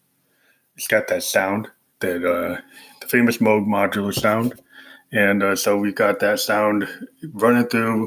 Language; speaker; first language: English; native; English